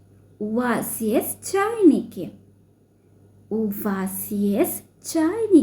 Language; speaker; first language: Russian; non-native, fluent; Sinhala